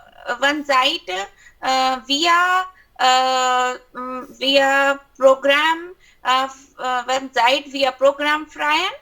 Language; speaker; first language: German; non-native, learner; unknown